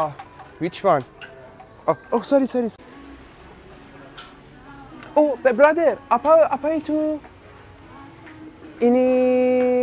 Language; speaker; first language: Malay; non-native, learner; Persian